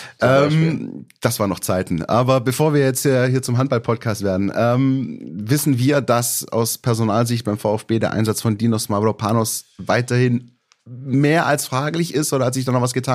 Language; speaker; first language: German; native; German